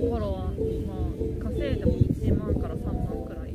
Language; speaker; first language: Japanese; native; Japanese